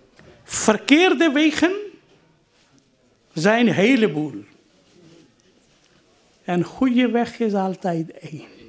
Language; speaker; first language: Dutch; non-native, fluent; Urdu